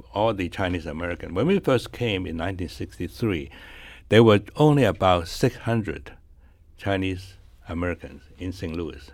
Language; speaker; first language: English; non-native, fluent; Chinese